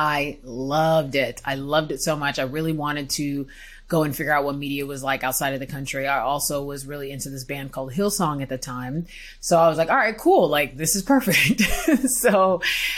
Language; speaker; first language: English; native; English